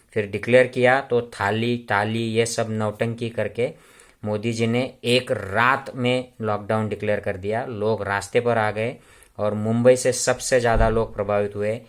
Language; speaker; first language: Hindi; non-native, local second language; Marathi